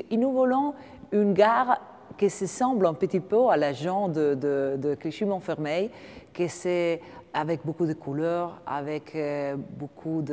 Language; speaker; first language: French; non-native, learner; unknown